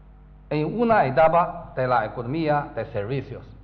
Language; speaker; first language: Spanish; non-native, learner; Chinese